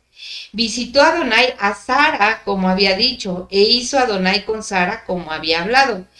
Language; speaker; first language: Spanish; native; Spanish